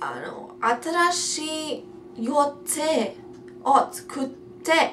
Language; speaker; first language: Japanese; non-native, learner; English